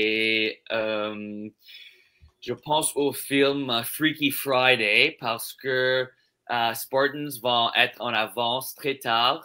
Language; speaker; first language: French; non-native, local second language; English